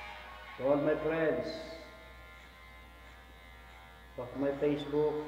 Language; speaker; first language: English; non-native, local second language; Filipino